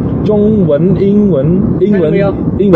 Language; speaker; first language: Chinese; non-native, learner; Vietnamese